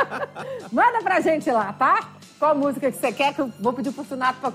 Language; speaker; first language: Portuguese; native; Portuguese